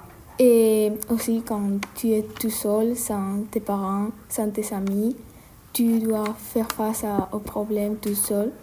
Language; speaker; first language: French; non-native, learner; Spanish